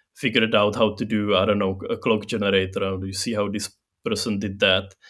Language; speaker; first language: English; non-native, fluent; Czech